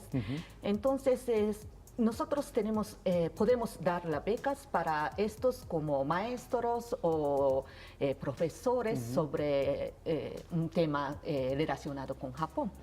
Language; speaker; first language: Spanish; non-native, learner; Japanese